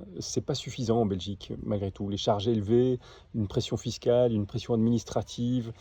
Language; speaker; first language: French; native; French